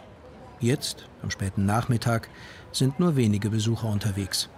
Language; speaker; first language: German; native; German